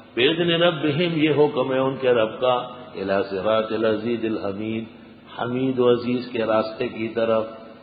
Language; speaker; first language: Urdu; non-native, local second language; Pashto